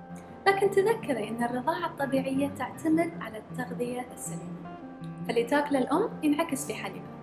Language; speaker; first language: Arabic; native; Arabic